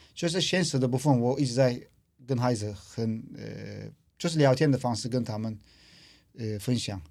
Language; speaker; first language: Chinese; non-native, fluent; Turkish